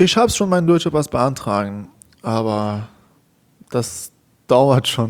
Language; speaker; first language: German; non-native, learner; Persian